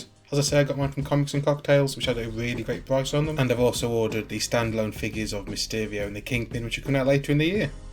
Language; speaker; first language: English; native; English